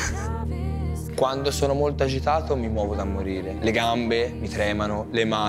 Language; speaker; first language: Italian; native; Italian